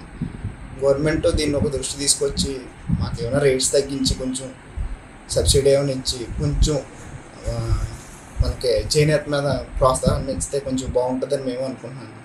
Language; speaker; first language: Telugu; native; Telugu